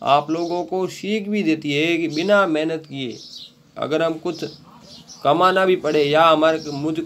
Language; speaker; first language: Hindi; native; Hindi